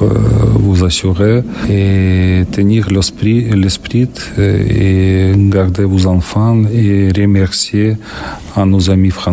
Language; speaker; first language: French; non-native, learner; Ukrainian